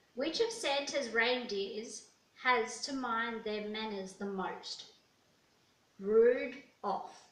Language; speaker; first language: English; native; English